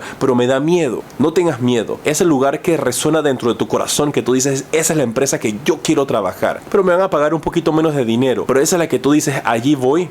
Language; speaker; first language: Spanish; native; Spanish